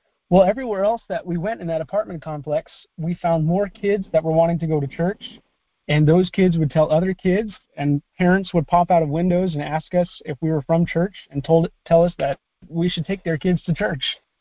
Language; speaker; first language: English; native; English